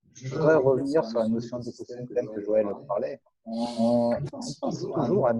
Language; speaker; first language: French; native; French